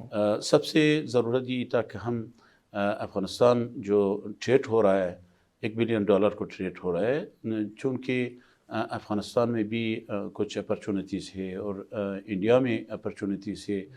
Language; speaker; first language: Hindi; non-native, fluent; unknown